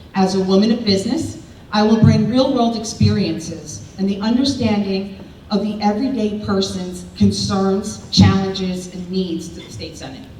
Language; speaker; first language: English; early bilingual, other home language; Spanish